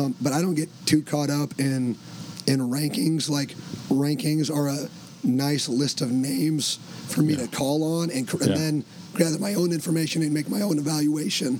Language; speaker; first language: English; native; English